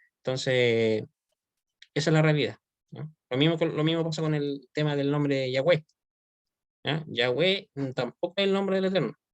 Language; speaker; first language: Spanish; native; Spanish